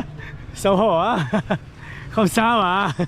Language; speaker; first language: Vietnamese; non-native, fluent; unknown